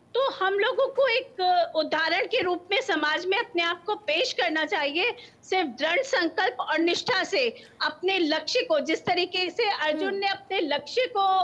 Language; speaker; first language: Hindi; native; Hindi